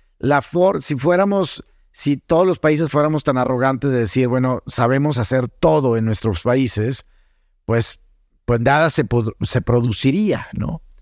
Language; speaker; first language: Spanish; native; Spanish